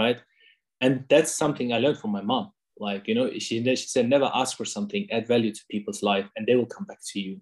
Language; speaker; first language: English; non-native, fluent; German